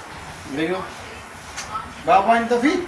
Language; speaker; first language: Arabic; non-native, learner; Urdu